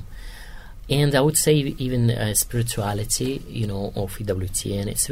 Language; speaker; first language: English; non-native, fluent; Kazakh